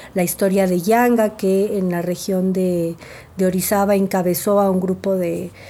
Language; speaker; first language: Spanish; native; Spanish